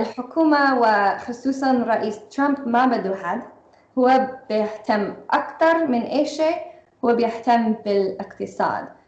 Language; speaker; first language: Arabic; non-native, fluent; English